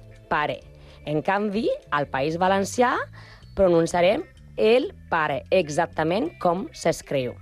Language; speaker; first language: Catalan; non-native, learner; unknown